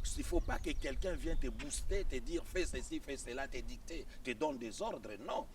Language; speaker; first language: French; non-native, local second language; Lingala